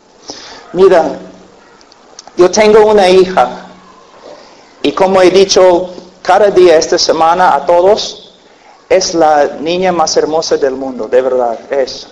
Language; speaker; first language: Spanish; non-native, fluent; English